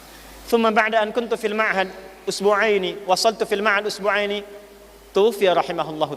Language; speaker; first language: Arabic; non-native, fluent; Indonesian